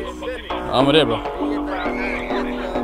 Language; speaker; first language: Swedish; native; Swedish